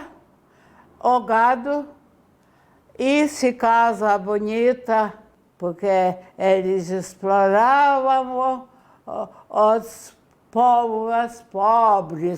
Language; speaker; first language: Portuguese; non-native, fluent; Ukrainian